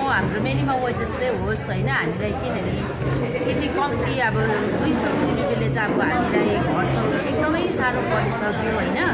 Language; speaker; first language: Nepali; native; Nepali